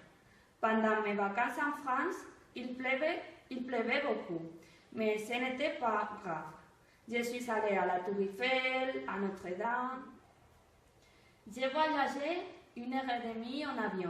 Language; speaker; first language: French; non-native, learner; Spanish